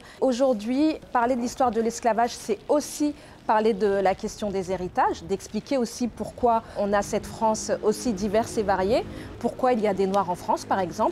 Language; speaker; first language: French; native; French